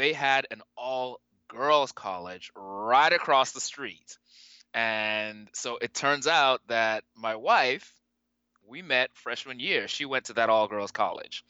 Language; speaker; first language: English; non-native, local second language; Yoruba